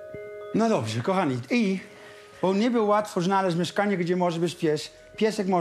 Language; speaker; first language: Polish; non-native, learner; Dutch